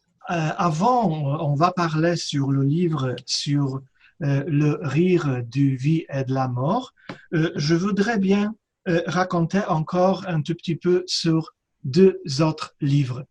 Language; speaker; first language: French; non-native, fluent; Polish